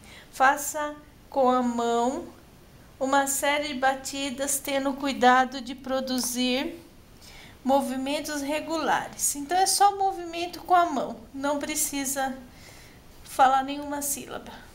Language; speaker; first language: Portuguese; native; Portuguese